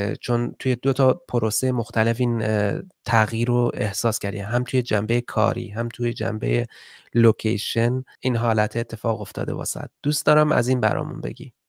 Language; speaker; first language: Persian; non-native, local second language; Kurdish